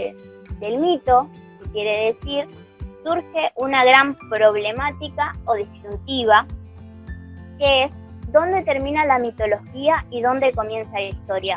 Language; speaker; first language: Spanish; native; Spanish